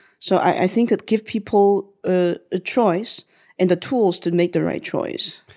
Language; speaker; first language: English; non-native, fluent; Chinese